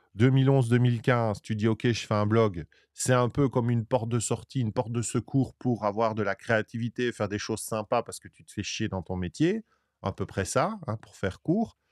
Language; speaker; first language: French; native; French